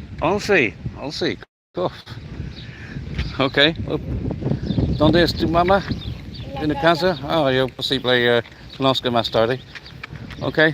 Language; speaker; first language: Spanish; non-native, learner; English